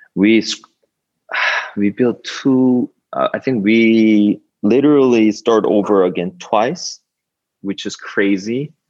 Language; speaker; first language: English; non-native, fluent; Korean